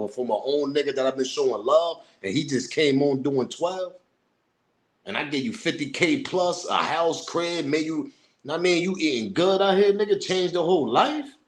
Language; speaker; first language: English; native; English